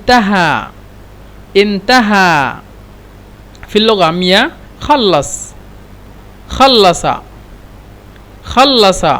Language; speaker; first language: Arabic; non-native, fluent; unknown